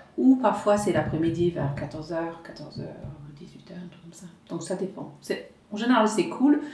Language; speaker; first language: French; non-native, fluent; English